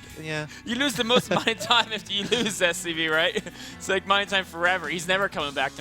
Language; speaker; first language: English; native; English